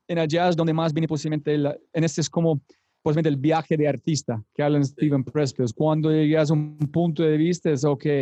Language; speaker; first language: Spanish; non-native, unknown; English